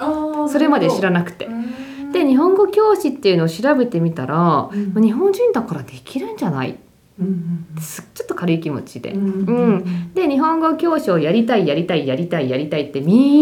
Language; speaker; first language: Japanese; native; Japanese